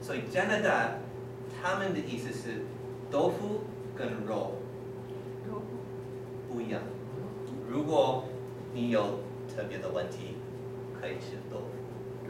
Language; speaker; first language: Chinese; non-native, learner; English